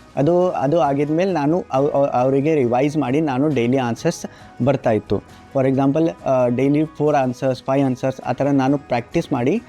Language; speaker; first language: Kannada; non-native, local second language; Urdu